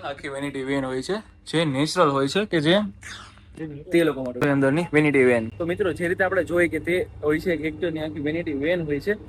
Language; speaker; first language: Gujarati; native; Gujarati